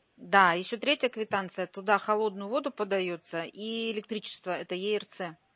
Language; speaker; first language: Russian; native; Russian